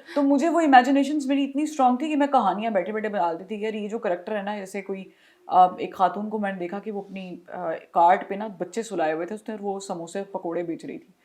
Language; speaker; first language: Urdu; native; Urdu